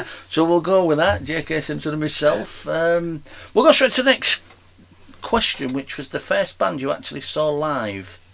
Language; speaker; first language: English; native; English